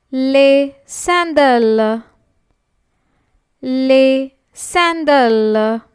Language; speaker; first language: French; non-native, fluent; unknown